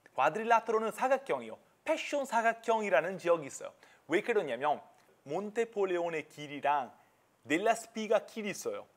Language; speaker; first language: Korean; non-native, fluent; Italian